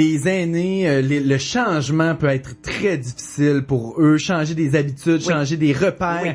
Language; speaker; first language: French; native; French